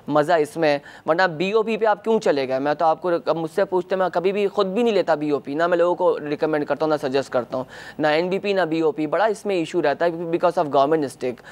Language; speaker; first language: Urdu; native; Urdu